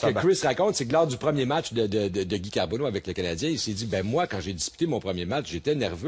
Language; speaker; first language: French; native; French